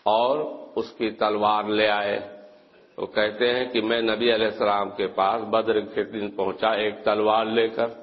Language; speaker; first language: Urdu; native; Urdu